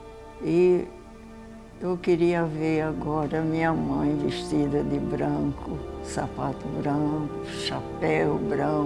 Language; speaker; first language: Portuguese; early bilingual, heritage; Portuguese